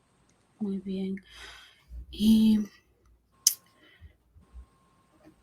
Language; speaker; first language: Spanish; early bilingual, heritage; Spanish